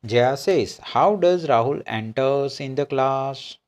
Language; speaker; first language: English; non-native, local second language; Gujarati